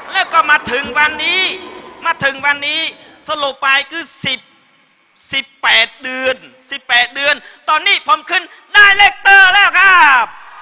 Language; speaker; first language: Thai; non-native, learner; Khmer